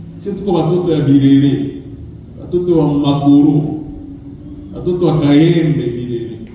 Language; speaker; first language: Swahili; native; Swahili